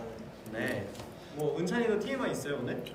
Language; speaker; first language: Korean; native; Korean